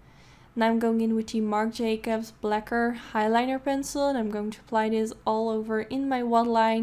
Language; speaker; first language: English; non-native, fluent; Dutch